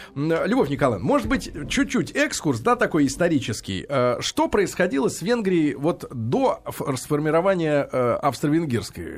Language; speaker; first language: Russian; native; Russian